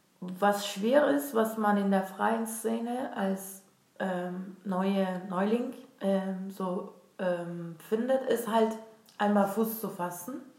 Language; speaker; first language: German; non-native, fluent; Turkish